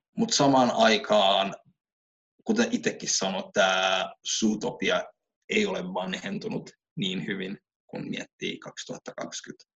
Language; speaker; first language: Finnish; early bilingual, other home language; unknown